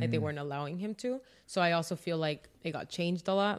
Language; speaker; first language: English; early bilingual, other home language; Spanish